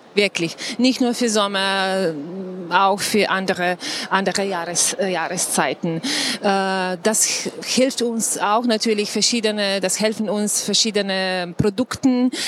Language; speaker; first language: German; non-native, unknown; Slovenian